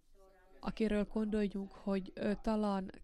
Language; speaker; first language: Hungarian; non-native, learner; Finnish